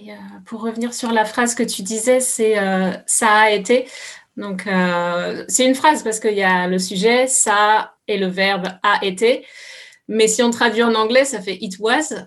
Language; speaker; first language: French; native; French